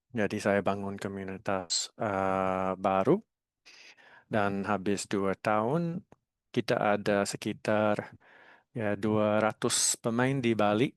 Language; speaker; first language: Indonesian; non-native, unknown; English